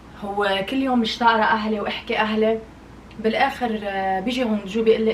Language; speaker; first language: Arabic; native; Arabic